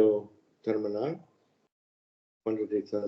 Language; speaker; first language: Spanish; non-native, learner; English